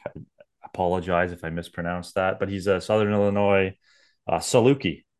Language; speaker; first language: English; native; English